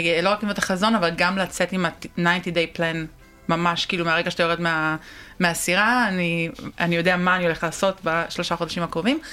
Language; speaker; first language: Hebrew; native; Hebrew